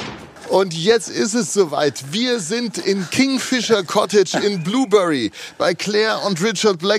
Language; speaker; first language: German; native; German